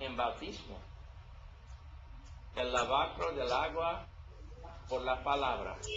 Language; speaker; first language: Spanish; non-native, learner; English